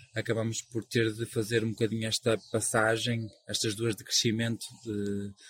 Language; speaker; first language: Portuguese; native; Portuguese